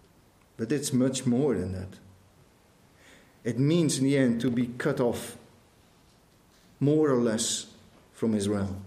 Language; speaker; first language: English; non-native, fluent; Dutch